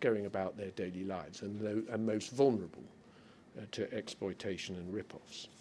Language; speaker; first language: English; native; English